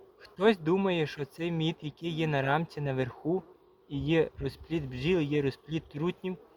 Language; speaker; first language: Ukrainian; native; Ukrainian